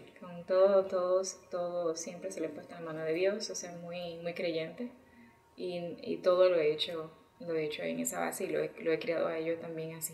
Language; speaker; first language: Spanish; early bilingual, heritage; Spanish